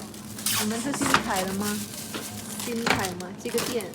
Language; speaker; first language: Chinese; non-native, learner; Indonesian